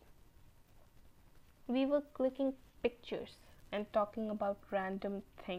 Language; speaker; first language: English; non-native, local second language; Hindi